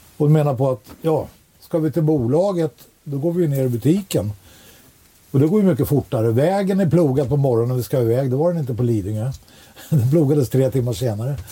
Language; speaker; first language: Swedish; native; Swedish